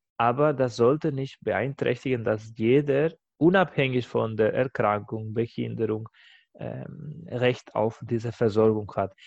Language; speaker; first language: German; non-native, fluent; Spanish